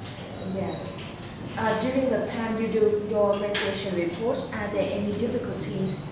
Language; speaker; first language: English; non-native, learner; Vietnamese